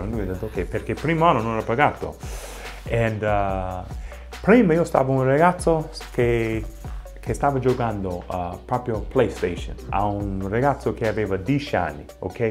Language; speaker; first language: Italian; non-native, fluent; English